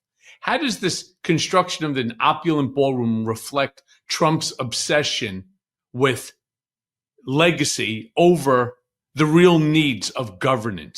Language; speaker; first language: English; native; English